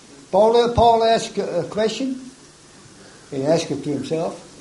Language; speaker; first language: English; non-native, fluent; Dutch